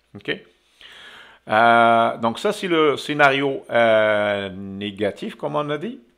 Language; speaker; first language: French; non-native, local second language; Arabic